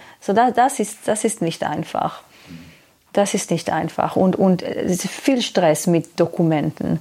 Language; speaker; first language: German; non-native, fluent; Hebrew